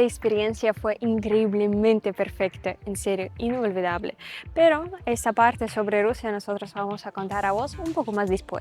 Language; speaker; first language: Spanish; non-native, learner; Russian